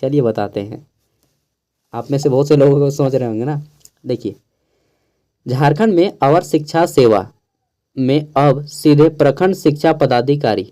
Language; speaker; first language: Hindi; native; Hindi